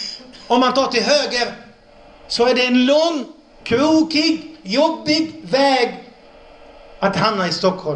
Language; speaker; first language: Swedish; non-native, local second language; Arabic